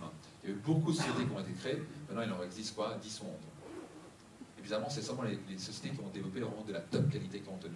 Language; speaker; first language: French; native; French